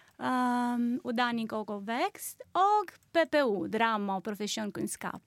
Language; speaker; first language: Norwegian; non-native, learner; Romanian